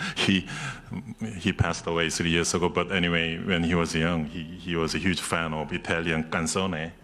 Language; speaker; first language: English; non-native, fluent; Korean